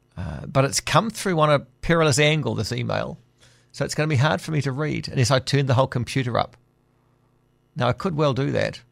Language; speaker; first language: English; native; English